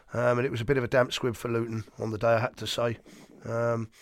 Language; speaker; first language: English; native; English